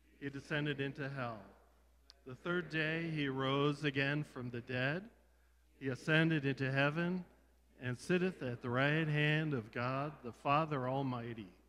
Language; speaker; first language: English; native; English